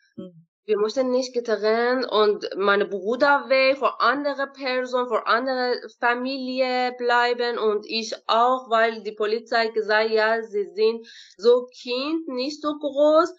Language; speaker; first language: German; non-native, learner; Persian